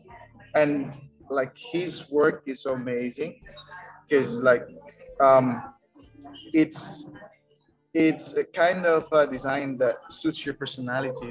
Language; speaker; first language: English; non-native, fluent; Uzbek